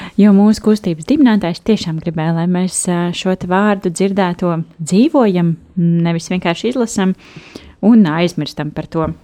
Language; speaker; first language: Latvian; native; Latvian